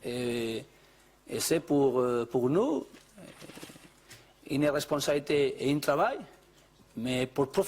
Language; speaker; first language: French; non-native, learner; Spanish